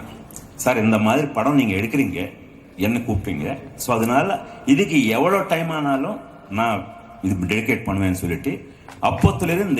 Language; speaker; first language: Tamil; non-native, fluent; Telugu